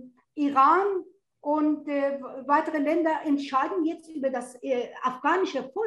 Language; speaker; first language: German; non-native, fluent; Persian